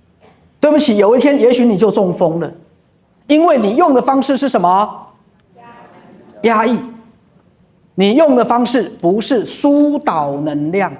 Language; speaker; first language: Chinese; native; Chinese